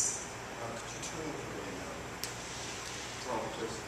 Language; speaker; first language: English; native; English